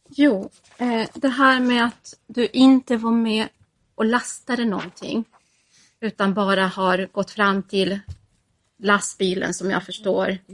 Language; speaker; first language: Swedish; native; Swedish